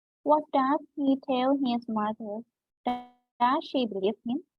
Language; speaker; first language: English; non-native, learner; Thai